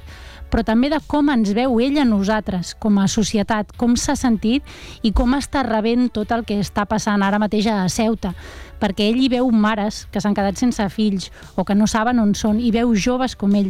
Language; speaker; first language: Catalan; native; Catalan